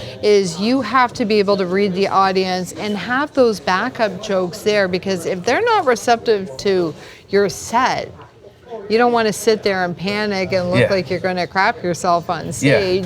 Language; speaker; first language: English; native; English